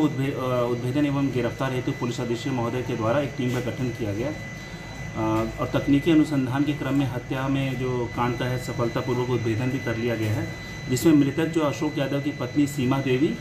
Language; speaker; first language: Hindi; native; Hindi